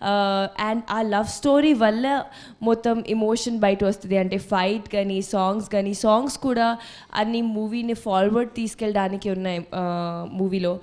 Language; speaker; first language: Telugu; non-native, fluent; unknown